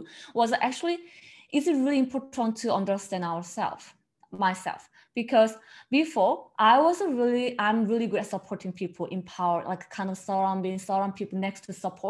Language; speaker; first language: English; non-native, learner; Korean